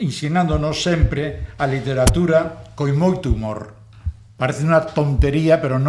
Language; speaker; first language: Galician; non-native, local second language; Spanish